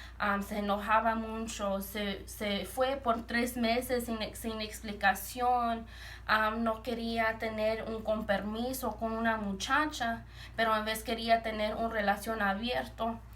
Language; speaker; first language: Spanish; early bilingual, heritage; Spanish